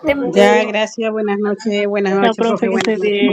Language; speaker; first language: Spanish; native; Spanish